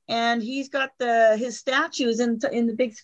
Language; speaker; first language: English; non-native, fluent; French